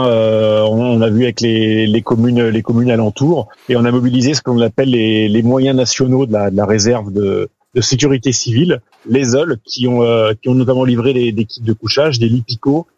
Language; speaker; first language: French; native; French